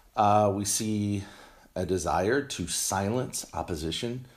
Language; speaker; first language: English; native; English